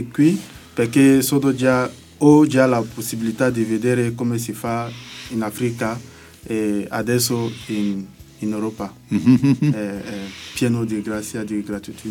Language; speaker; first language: Italian; non-native, learner; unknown